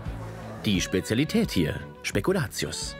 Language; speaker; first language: German; native; German